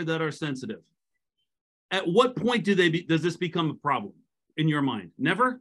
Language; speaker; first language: English; native; English